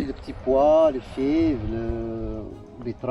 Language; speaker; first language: French; non-native, learner; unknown